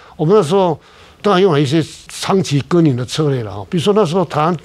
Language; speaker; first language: Chinese; native; Chinese